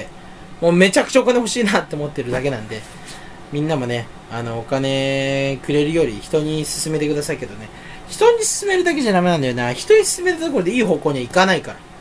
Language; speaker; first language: Japanese; native; Japanese